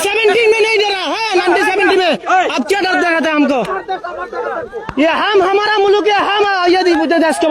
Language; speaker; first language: Hindi; non-native, learner; Bangla